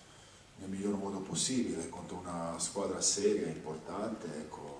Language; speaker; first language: Italian; non-native, fluent; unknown